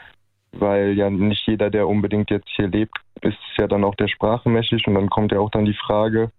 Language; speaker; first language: German; native; German